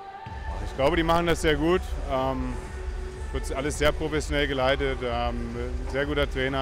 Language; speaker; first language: German; native; German